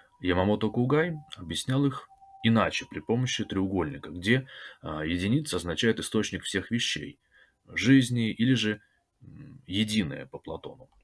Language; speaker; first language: Russian; native; Russian